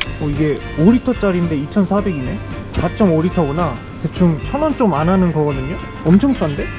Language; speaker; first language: Korean; native; Korean